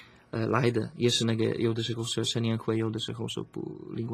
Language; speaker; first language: Chinese; non-native, learner; Slovak